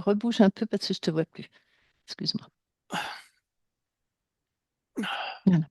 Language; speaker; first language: French; native; French